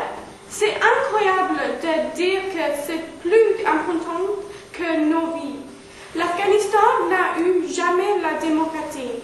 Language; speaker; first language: French; non-native, learner; English